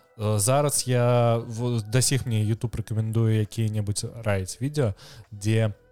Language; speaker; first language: Belarusian; non-native, local second language; Russian